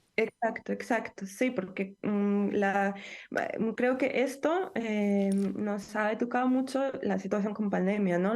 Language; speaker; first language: Spanish; non-native, fluent; Ukrainian